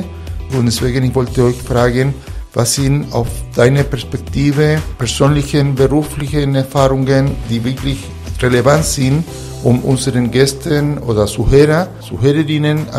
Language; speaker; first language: German; non-native, fluent; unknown